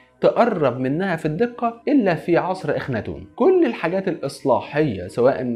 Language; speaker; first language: Arabic; native; Arabic